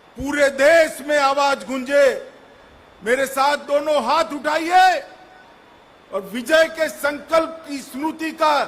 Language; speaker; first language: Hindi; non-native, local second language; Telugu